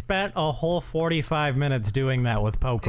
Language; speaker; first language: English; native; English